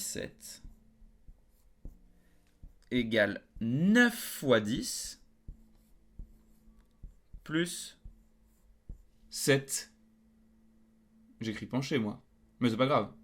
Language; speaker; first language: French; native; French